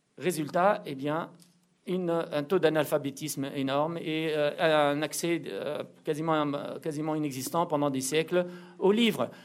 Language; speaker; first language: French; non-native, local second language; Arabic